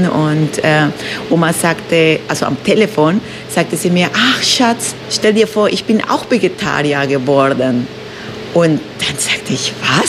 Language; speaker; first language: German; non-native, fluent; Spanish